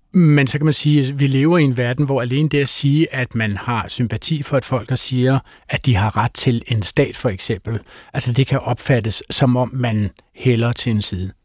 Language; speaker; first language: Danish; native; Danish